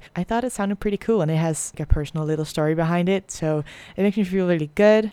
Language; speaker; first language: English; non-native, fluent; Dutch